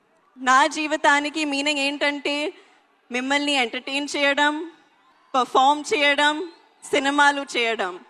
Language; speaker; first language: Telugu; non-native, learner; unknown